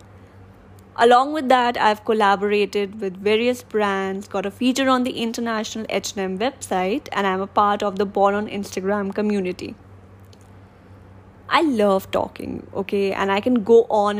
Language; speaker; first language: English; non-native, local second language; Hindi